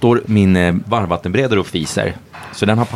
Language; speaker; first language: Swedish; native; Swedish